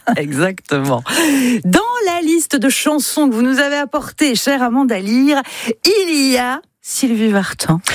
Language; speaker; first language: French; native; French